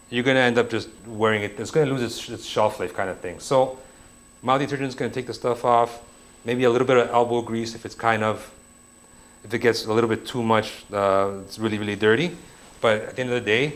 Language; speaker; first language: English; native; English